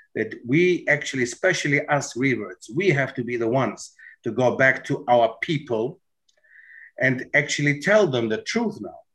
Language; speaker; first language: English; non-native, fluent; German